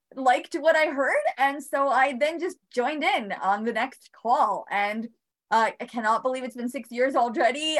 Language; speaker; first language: English; early bilingual, other home language; Bosnian